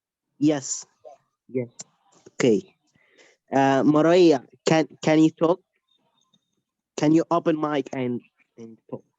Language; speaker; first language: English; non-native, learner; Spanish